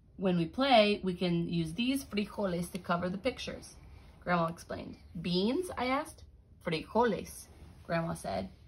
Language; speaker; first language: English; native; English